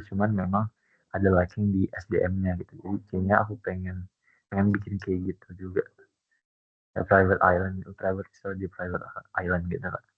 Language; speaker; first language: Indonesian; native; Indonesian